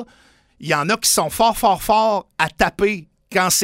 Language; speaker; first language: French; native; French